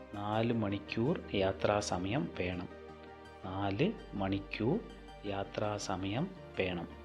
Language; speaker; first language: Malayalam; non-native, fluent; Telugu